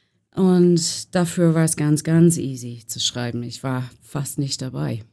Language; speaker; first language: German; non-native, fluent; English